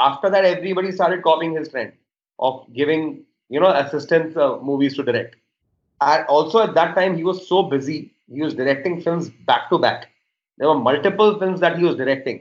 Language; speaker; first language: English; non-native, local second language; Hindi